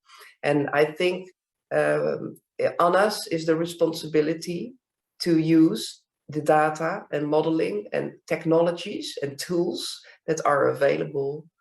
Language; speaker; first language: English; non-native, fluent; Dutch